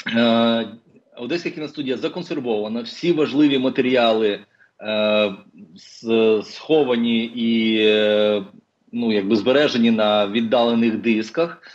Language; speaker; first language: Ukrainian; non-native, local second language; Russian